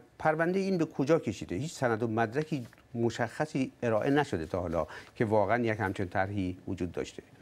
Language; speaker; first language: Persian; native; Persian